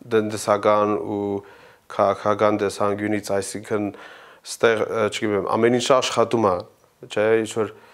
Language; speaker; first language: Armenian; early bilingual, heritage; Armenian